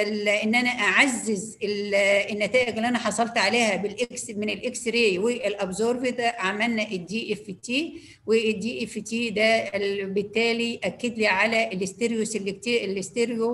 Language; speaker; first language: Arabic; native; Arabic